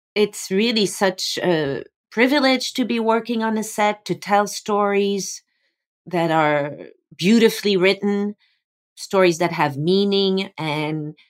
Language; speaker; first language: English; non-native, fluent; French